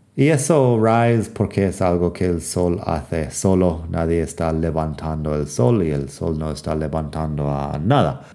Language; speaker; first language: Spanish; non-native, fluent; English